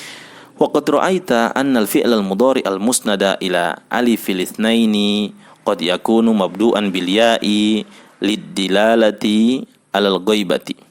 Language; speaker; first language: Arabic; non-native, fluent; Indonesian